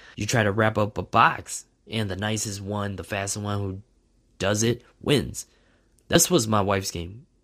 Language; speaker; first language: English; native; English